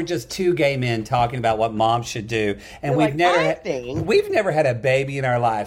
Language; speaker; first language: English; native; English